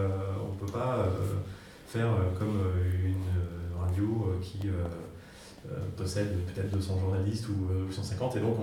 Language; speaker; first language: French; native; French